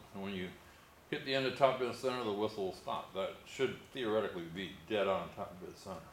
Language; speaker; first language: English; native; English